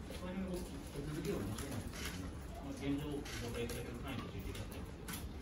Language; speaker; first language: Japanese; native; Japanese